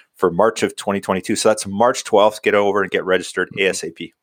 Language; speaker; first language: English; native; English